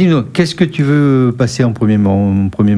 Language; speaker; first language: French; native; French